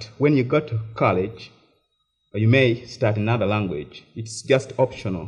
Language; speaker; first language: English; non-native, local second language; Ganda